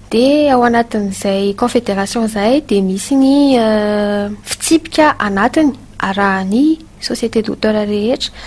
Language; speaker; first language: Malagasy; native; Malagasy